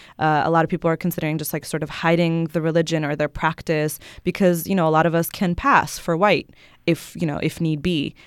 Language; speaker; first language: English; native; English